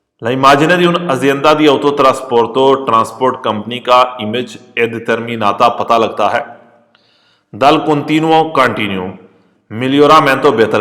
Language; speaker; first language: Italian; non-native, fluent; Urdu